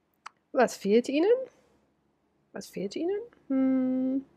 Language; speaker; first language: German; non-native, fluent; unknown